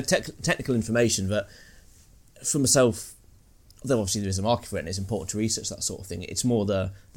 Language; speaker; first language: English; native; English